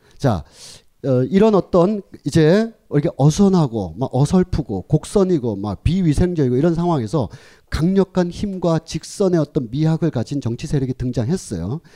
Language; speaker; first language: Korean; native; Korean